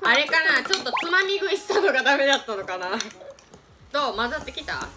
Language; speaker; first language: Japanese; native; Japanese